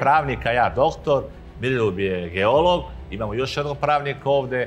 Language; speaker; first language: Serbian; native; Serbian